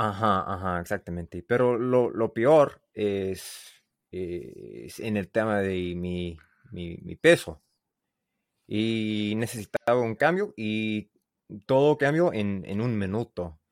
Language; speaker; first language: Spanish; non-native, learner; English